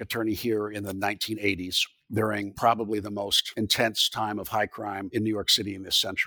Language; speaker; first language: English; native; English